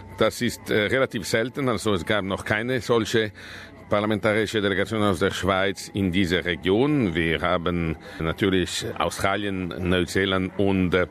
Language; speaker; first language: German; non-native, local second language; Italian